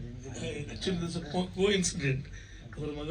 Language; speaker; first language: Kannada; non-native, local second language; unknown